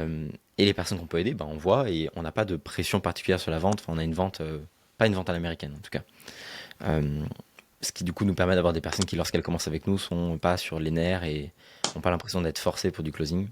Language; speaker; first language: French; native; French